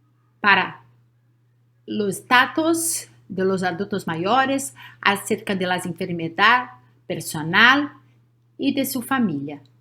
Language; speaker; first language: Spanish; non-native, learner; Portuguese